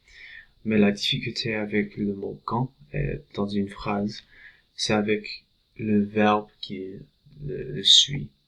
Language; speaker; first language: French; non-native, fluent; English